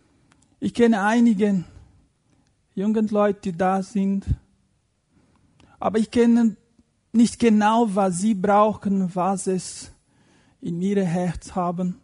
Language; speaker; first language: German; non-native, fluent; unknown